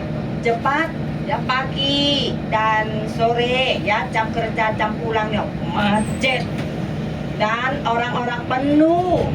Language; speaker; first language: Indonesian; non-native, learner; Thai